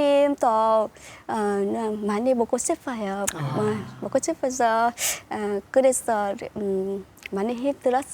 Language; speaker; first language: Korean; non-native, learner; Vietnamese